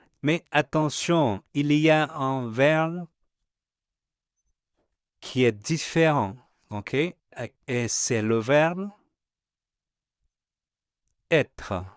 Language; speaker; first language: French; non-native, fluent; Spanish